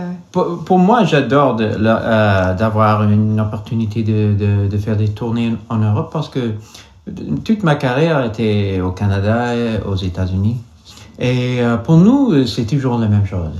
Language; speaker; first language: French; non-native, local second language; English